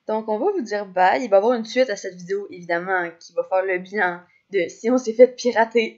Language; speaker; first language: French; native; French